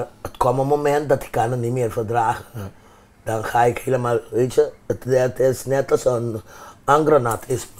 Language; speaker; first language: Dutch; non-native, fluent; Papiamento